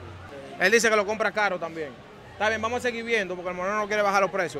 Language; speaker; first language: Spanish; native; Spanish